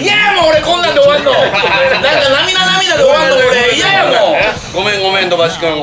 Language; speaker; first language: Japanese; native; Japanese